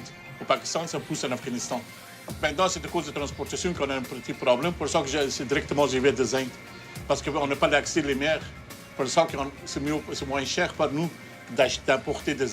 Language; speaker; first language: French; non-native, fluent; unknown